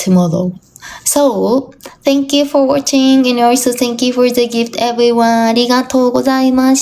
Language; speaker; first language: English; non-native, learner; Japanese